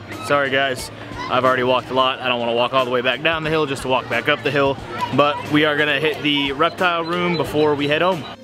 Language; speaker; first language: English; native; English